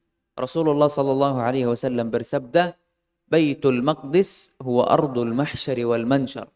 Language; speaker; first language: Indonesian; non-native, fluent; Arabic